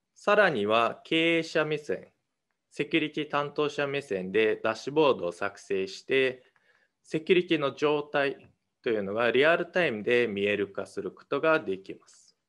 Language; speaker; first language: Japanese; non-native, fluent; Mongolian